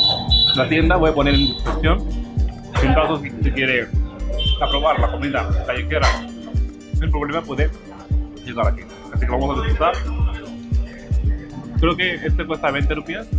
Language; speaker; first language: Spanish; non-native, fluent; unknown